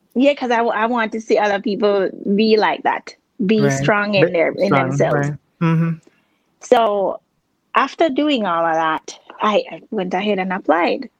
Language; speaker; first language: English; non-native, local second language; Jamaican Creole English